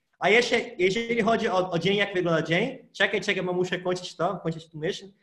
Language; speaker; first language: Polish; non-native, fluent; Portuguese